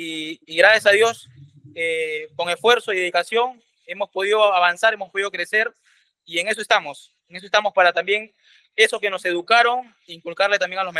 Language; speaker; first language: Spanish; native; Spanish